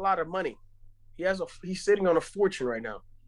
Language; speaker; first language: English; non-native, fluent; Spanish